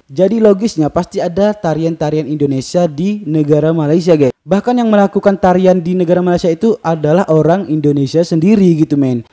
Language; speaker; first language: Indonesian; native; Indonesian